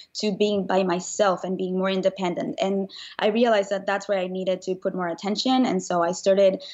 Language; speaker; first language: English; non-native, fluent; Spanish